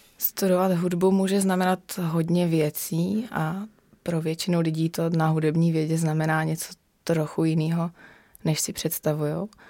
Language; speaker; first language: Czech; native; Czech